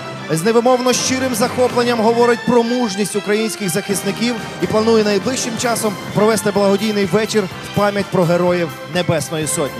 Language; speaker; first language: Ukrainian; native; Ukrainian